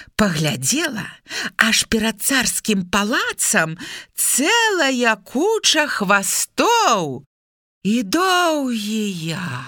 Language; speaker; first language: Belarusian; native; Belarusian